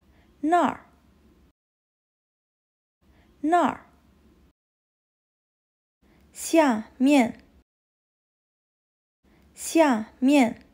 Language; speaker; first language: Chinese; non-native, fluent; Indonesian